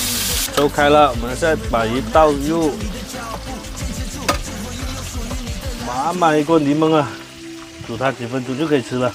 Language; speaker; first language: Chinese; native; Chinese